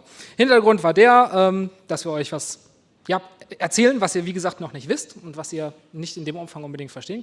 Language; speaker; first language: German; native; German